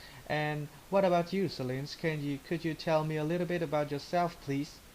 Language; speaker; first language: English; non-native, learner; Vietnamese